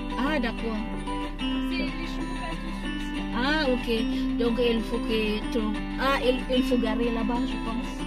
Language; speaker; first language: French; non-native, learner; Filipino